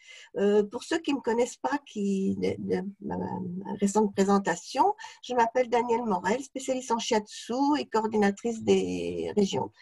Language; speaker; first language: French; native; French